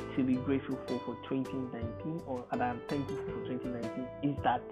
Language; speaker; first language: English; non-native, local second language; Yoruba